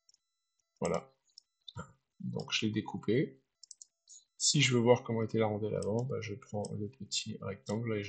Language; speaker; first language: French; native; French